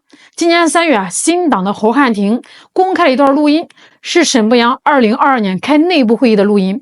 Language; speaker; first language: Chinese; native; Chinese